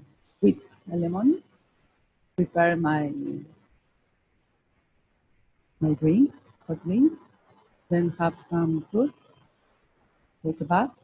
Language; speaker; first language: English; non-native, fluent; Spanish